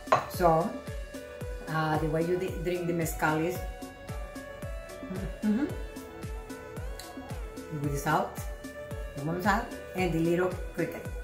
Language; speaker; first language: English; non-native, fluent; Spanish